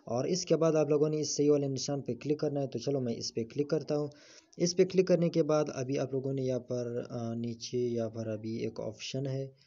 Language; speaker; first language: Urdu; non-native, local second language; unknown